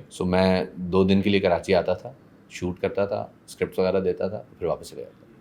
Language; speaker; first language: Urdu; non-native, local second language; Persian